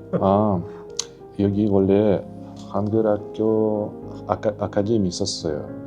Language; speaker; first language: Korean; non-native, fluent; Russian